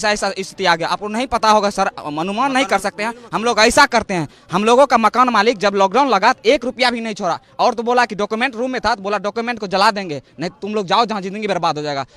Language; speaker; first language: Hindi; native; Hindi